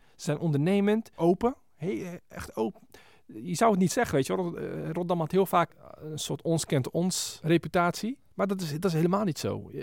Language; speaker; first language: Dutch; early bilingual, other home language; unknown